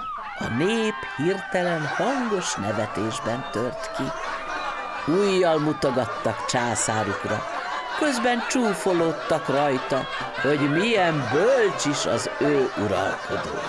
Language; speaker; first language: Hungarian; native; Hungarian